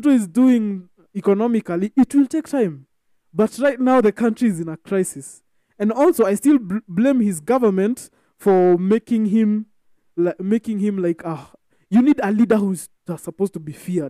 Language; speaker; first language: English; non-native, local second language; Swahili